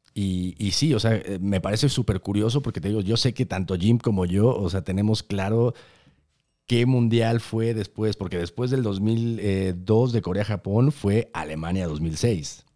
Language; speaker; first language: Spanish; native; Spanish